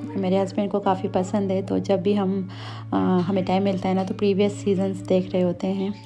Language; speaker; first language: Urdu; native; Urdu